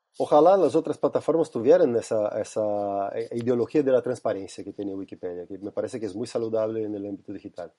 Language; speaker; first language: Spanish; non-native, fluent; Portuguese